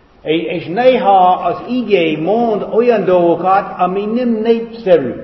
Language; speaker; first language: Hungarian; non-native, fluent; English